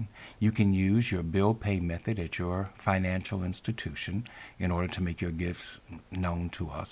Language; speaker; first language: English; native; English